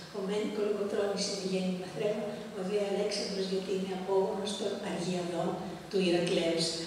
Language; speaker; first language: Greek; early bilingual, heritage; Greek